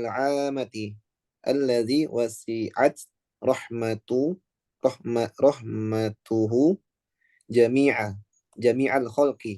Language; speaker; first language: Arabic; non-native, learner; Indonesian